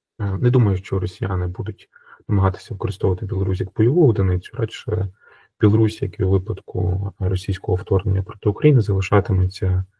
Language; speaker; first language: Ukrainian; native; Ukrainian